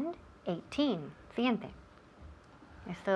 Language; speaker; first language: Spanish; non-native, fluent; English